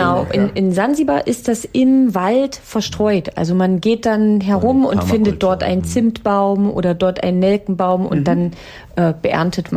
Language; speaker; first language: German; native; German